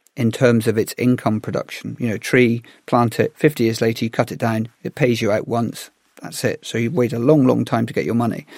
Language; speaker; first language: English; native; English